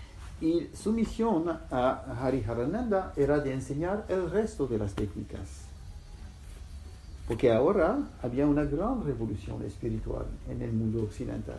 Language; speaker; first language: Spanish; non-native, fluent; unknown